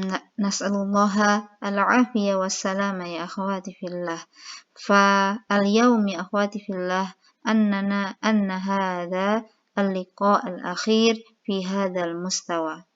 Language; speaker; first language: Arabic; non-native, fluent; Indonesian